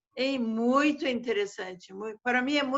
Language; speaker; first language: Portuguese; non-native, fluent; Persian